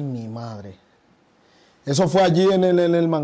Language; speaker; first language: Spanish; native; Spanish